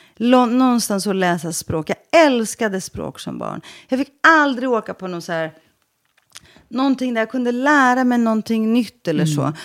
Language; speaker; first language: Swedish; early bilingual, other home language; Greek